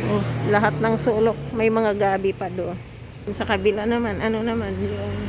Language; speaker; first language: Filipino; non-native, local second language; Iloko